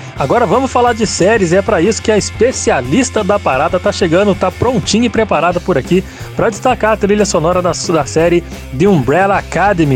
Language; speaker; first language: Portuguese; native; Portuguese